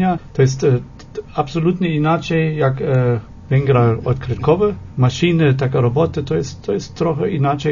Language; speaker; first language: Polish; non-native, learner; German